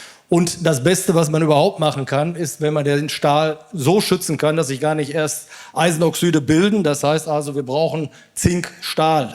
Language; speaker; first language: German; native; German